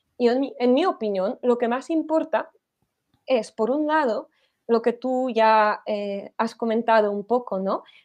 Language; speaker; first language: Spanish; non-native, fluent; Polish